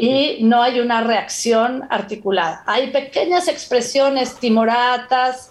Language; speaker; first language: Spanish; native; Spanish